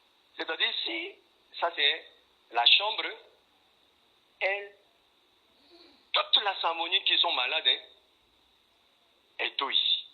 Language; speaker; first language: French; non-native, fluent; Korean